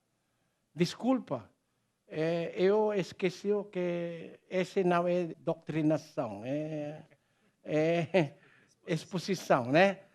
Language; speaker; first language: Portuguese; non-native, learner; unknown